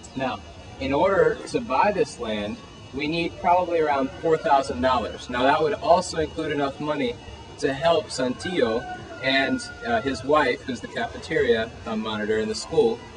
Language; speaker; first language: English; native; English